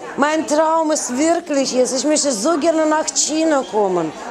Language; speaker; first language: German; non-native, fluent; Russian